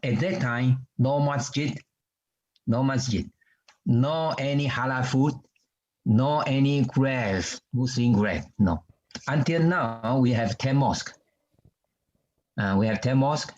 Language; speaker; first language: English; non-native, learner; Chinese